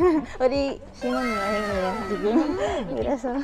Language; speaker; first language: Korean; non-native, learner; Filipino